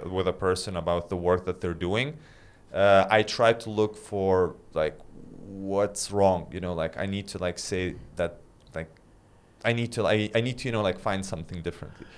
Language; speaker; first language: English; non-native, fluent; Lithuanian